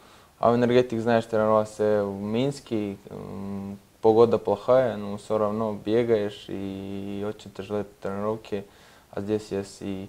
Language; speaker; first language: Russian; non-native, learner; Serbian